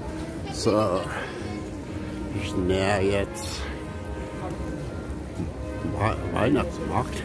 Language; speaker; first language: German; non-native, learner; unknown